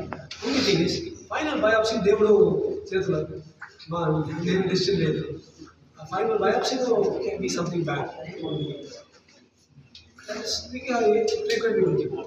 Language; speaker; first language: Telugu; non-native, learner; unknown